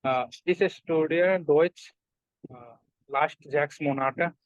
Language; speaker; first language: German; non-native, learner; Hindi